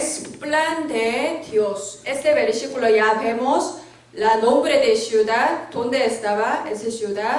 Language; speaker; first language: Spanish; non-native, learner; Korean